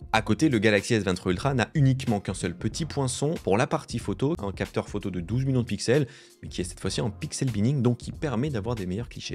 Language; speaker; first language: French; native; French